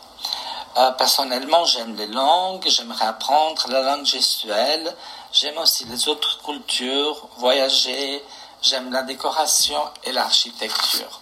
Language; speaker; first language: French; non-native, fluent; Portuguese